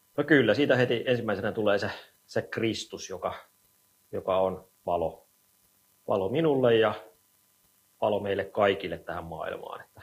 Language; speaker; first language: Finnish; native; Finnish